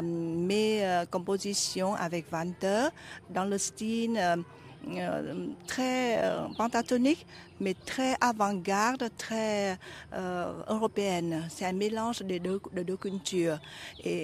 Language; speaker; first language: French; non-native, fluent; Vietnamese